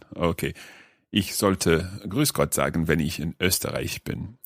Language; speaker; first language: German; non-native, learner; English